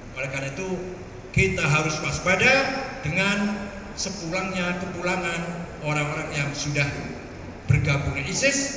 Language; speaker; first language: Malay; non-native, local second language; Javanese